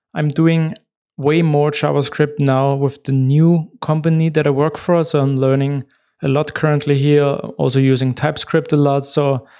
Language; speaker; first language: English; non-native, fluent; German